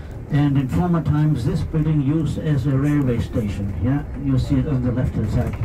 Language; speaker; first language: English; non-native, fluent; German